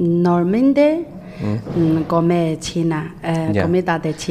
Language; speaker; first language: Spanish; non-native, learner; Chinese